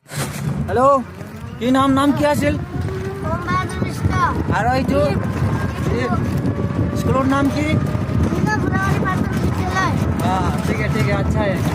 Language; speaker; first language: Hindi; non-native, local second language; Bodo